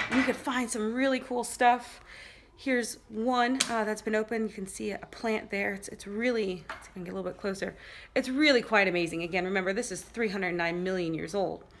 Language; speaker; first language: English; native; English